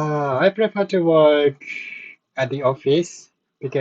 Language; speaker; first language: English; non-native, learner; Japanese